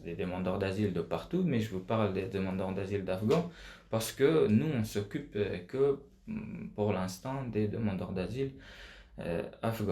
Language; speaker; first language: French; non-native, fluent; Persian